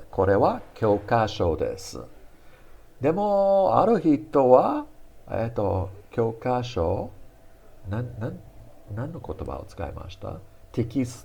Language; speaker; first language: Japanese; non-native, fluent; English